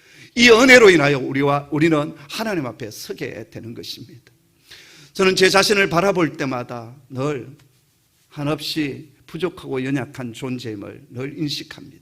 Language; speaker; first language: Korean; native; Korean